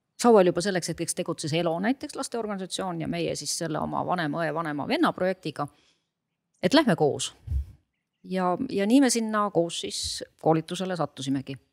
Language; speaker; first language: Estonian; native; Estonian